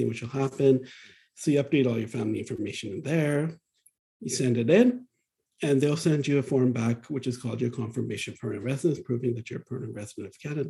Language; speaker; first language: English; native; English